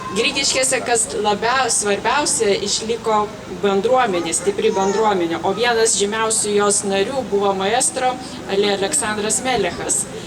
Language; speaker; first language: Lithuanian; native; Lithuanian